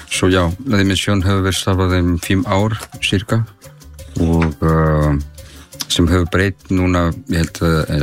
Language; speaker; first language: Icelandic; non-native, learner; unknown